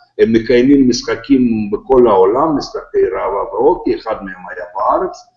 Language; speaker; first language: Hebrew; non-native, fluent; Russian